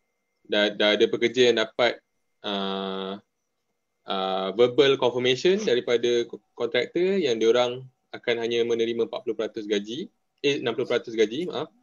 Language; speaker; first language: Malay; native; Malay